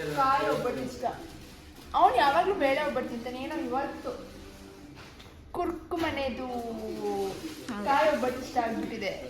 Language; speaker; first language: Kannada; native; Kannada